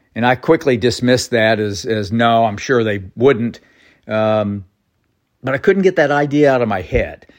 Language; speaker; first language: English; native; English